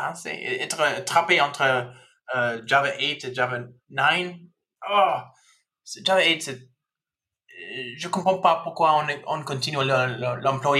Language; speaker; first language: French; non-native, fluent; English